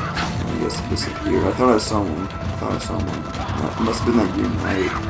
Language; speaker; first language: English; native; English